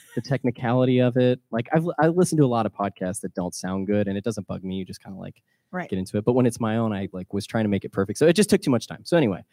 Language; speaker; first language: English; native; English